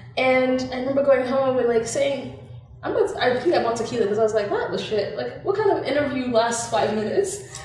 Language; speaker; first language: English; non-native, local second language; Bemba